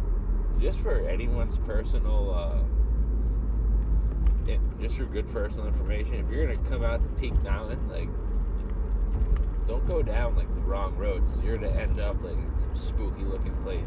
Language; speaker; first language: English; native; English